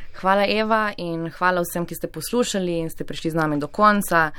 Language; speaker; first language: Slovenian; native; Slovenian